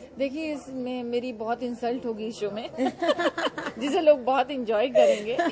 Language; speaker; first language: Hindi; non-native, local second language; Punjabi